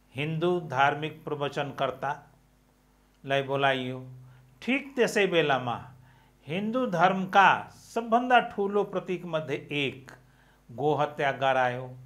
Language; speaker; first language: Nepali; non-native, local second language; Maithili